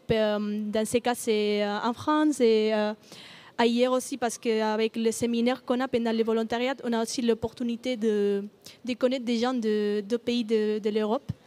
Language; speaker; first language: French; non-native, learner; Spanish